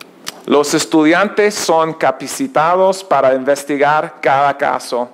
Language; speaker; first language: Spanish; non-native, learner; English